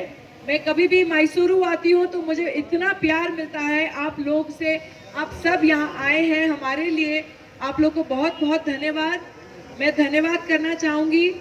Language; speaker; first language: Hindi; native; Hindi